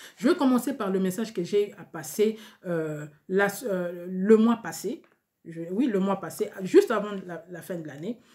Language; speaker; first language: French; non-native, local second language; Lingala